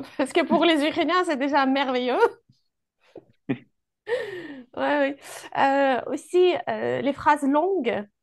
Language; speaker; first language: French; non-native, fluent; Ukrainian